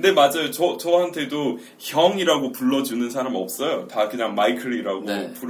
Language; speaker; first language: Korean; non-native, fluent; English